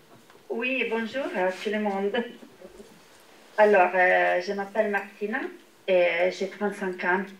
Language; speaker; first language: French; non-native, fluent; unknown